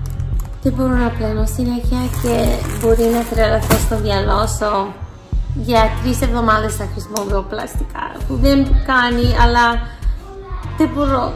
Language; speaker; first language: Greek; early bilingual, heritage; English